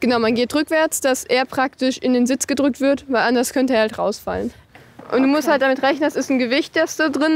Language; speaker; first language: German; native; German